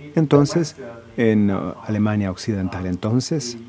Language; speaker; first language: Spanish; non-native, fluent; English